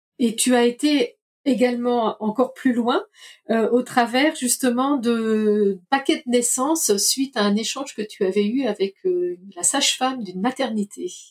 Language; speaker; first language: French; native; French